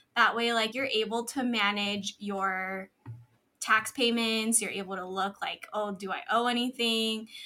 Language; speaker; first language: English; early bilingual, other home language; Filipino